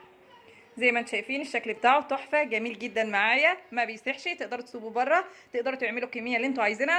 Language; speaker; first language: Arabic; native; Arabic